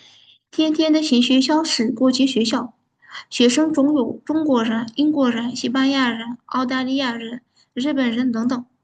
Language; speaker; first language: Chinese; non-native, fluent; Uzbek